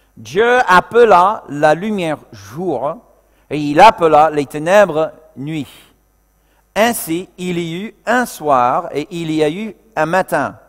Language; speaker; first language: French; non-native, fluent; English